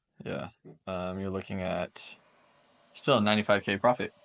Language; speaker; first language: English; native; English